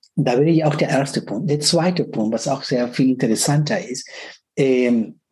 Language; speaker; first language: German; non-native, fluent; Spanish